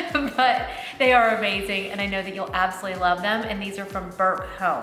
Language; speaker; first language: English; native; English